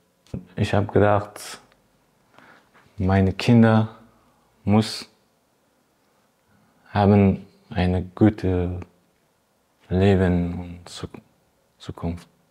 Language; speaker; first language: German; non-native, learner; Persian